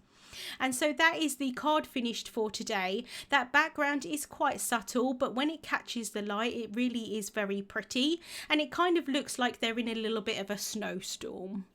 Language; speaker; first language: English; native; English